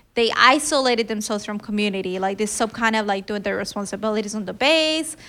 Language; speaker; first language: English; early bilingual, other home language; Filipino